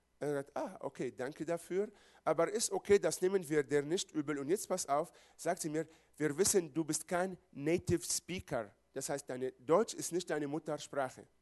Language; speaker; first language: German; non-native, fluent; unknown